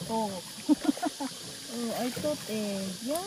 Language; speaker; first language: English; non-native, learner; Vietnamese